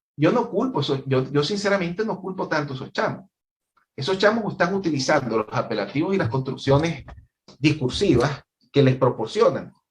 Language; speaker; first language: Spanish; native; Spanish